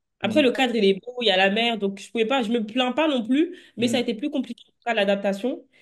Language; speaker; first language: French; native; French